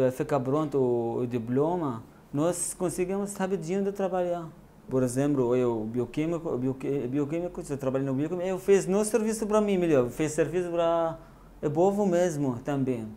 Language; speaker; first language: Portuguese; non-native, learner; Arabic